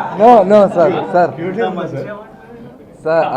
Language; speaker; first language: Telugu; non-native, learner; Malayalam